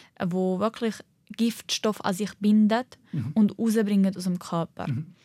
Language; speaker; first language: German; early bilingual, heritage; Arabic